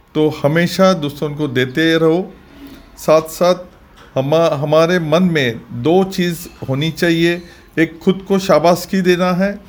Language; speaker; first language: Hindi; non-native, local second language; Marathi